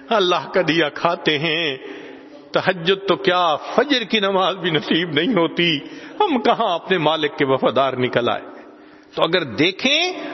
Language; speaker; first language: Urdu; non-native, local second language; Punjabi